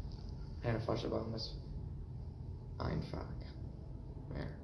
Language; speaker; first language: German; non-native, learner; English